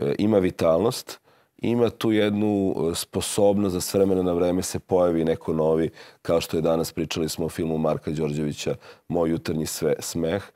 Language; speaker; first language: Serbian; native; Serbian